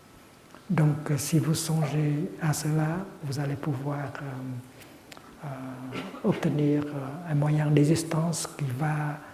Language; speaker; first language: French; non-native, fluent; Vietnamese